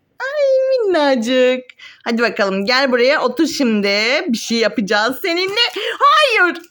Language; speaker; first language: Turkish; native; Turkish